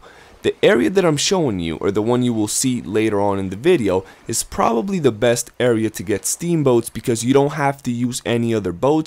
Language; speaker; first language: English; native; English